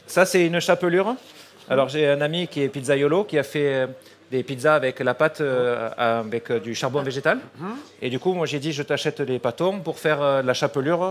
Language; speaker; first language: French; native; French